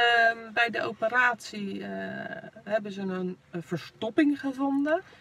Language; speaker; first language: Dutch; native; Dutch